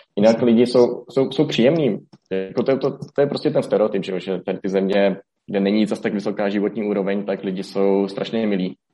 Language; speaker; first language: Czech; native; Czech